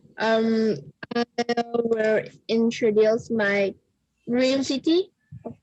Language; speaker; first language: English; non-native, learner; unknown